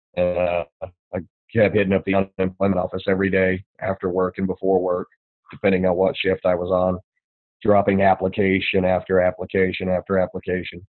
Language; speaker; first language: English; native; English